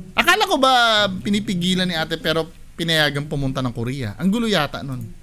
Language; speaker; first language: Filipino; native; Filipino